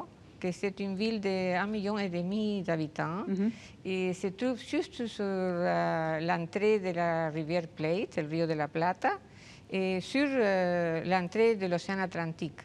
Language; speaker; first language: French; non-native, fluent; Spanish